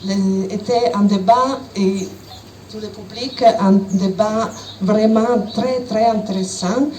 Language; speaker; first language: French; non-native, learner; Italian